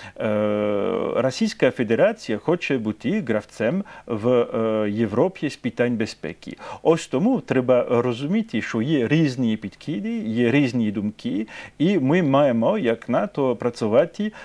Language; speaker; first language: Ukrainian; non-native, fluent; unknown